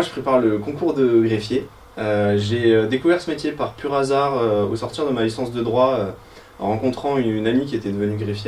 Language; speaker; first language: French; native; French